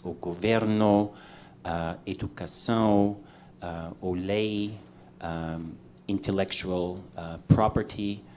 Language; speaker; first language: Portuguese; non-native, learner; English